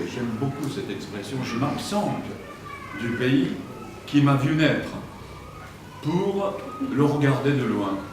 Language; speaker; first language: French; non-native, fluent; Japanese